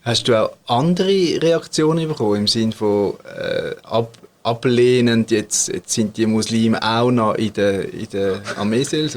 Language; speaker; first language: German; native; German